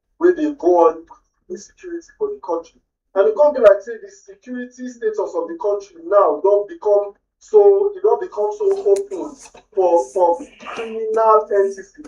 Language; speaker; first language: Nigerian Pidgin; native; Nigerian Pidgin